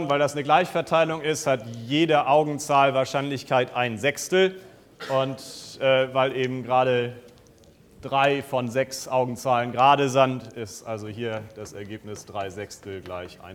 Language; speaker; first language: German; native; German